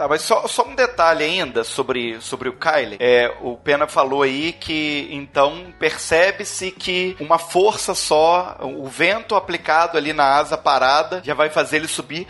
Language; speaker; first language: Portuguese; native; Portuguese